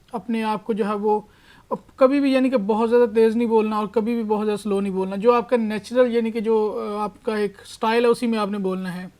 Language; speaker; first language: Urdu; non-native, local second language; Punjabi